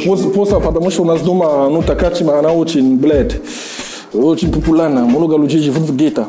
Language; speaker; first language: Russian; non-native, fluent; Jamaican Creole English